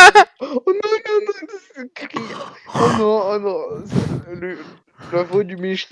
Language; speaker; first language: French; native; French